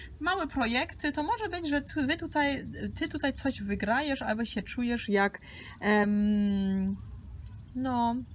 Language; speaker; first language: Polish; early bilingual, heritage; Polish